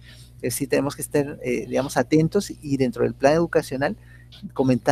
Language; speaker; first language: Spanish; native; Spanish